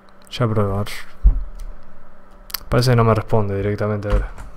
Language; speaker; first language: Spanish; native; Spanish